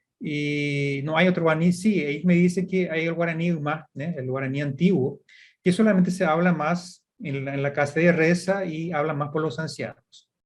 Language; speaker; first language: Spanish; early bilingual, heritage; Portuguese